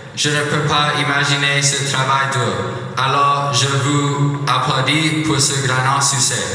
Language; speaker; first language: French; non-native, learner; English